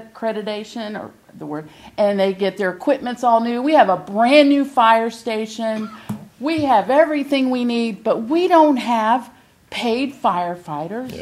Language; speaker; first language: English; native; English